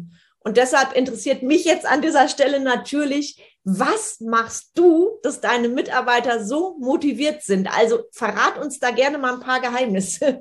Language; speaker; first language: German; native; German